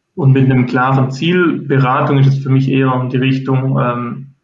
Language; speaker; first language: German; native; German